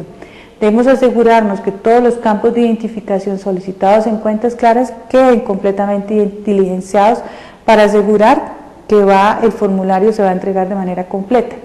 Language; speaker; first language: Spanish; native; Spanish